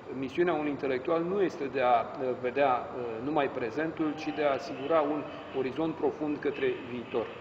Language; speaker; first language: Romanian; early bilingual, heritage; Romanian